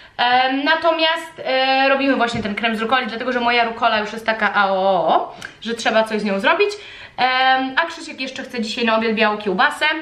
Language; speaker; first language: Polish; native; Polish